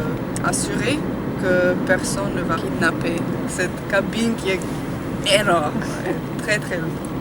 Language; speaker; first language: French; non-native, fluent; Slovenian